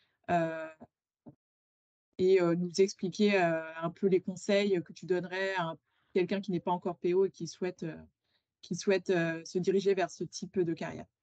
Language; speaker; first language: French; native; French